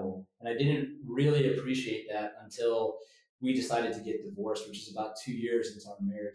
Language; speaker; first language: English; native; English